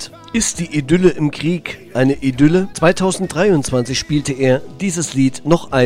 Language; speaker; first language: German; native; German